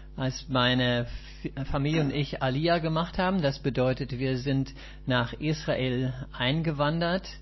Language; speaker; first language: German; native; German